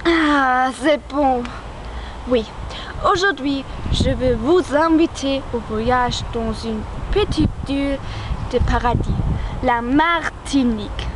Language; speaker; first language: French; non-native, learner; German